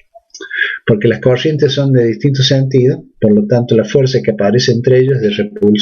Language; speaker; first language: Spanish; native; Spanish